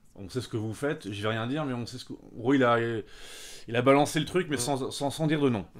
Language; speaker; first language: French; native; French